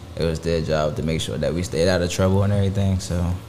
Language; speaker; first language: English; native; English